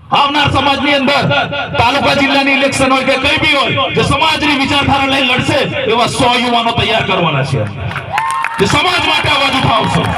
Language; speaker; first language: Gujarati; non-native, local second language; Rathawi